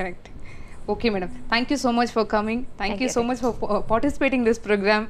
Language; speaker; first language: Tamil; native; Tamil